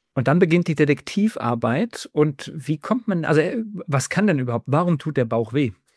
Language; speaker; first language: German; native; German